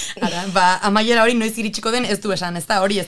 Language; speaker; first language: Basque; native; Basque